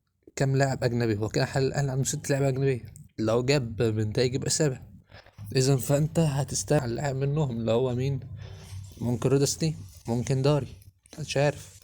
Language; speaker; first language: Arabic; native; Arabic